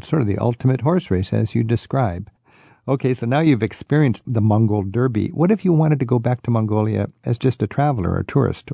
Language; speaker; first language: English; native; English